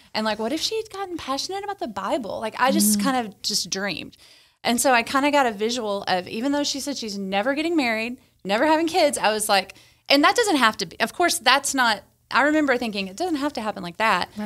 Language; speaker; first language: English; native; English